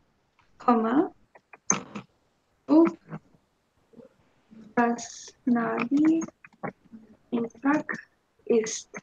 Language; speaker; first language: German; non-native, fluent; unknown